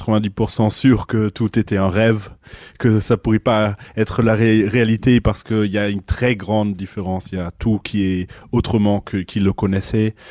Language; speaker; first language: French; non-native, fluent; German